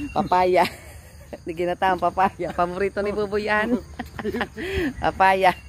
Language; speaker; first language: Filipino; non-native, local second language; Pampanga